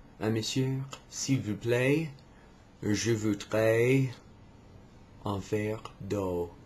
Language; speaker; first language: French; non-native, learner; English